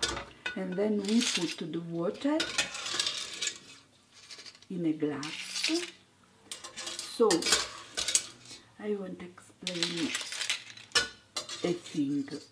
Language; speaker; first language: English; non-native, learner; Italian